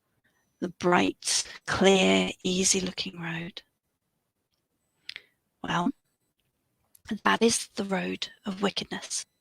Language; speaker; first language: English; native; English